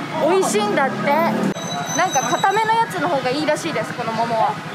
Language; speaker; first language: Japanese; native; Japanese